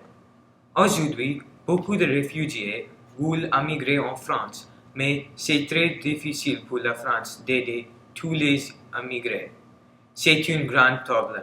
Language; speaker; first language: French; non-native, learner; English